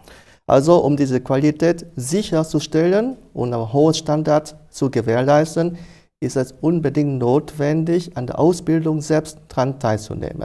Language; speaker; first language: German; non-native, fluent; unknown